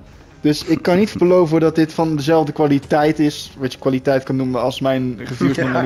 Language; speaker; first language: Dutch; native; Dutch